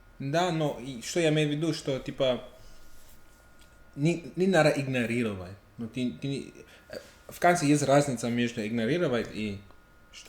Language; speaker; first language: Russian; non-native, learner; English